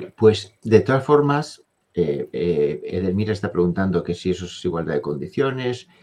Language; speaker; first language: Spanish; native; Spanish